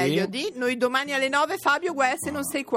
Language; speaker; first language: Italian; native; Italian